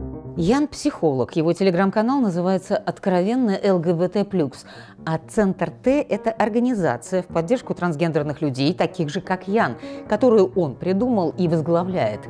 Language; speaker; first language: Russian; native; Russian